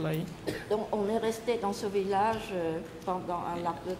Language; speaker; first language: French; non-native, local second language; Khmer